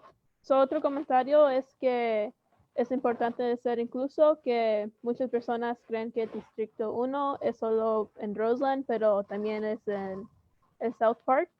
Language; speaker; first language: Spanish; early bilingual, heritage; Spanish